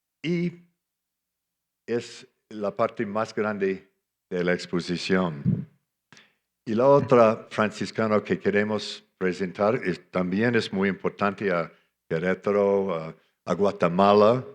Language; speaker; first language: Spanish; non-native, fluent; English